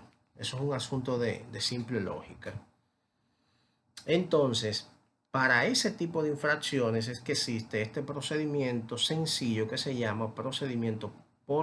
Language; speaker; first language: Spanish; native; Spanish